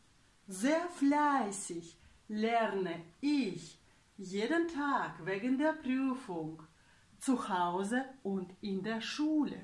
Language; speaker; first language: German; non-native, fluent; Russian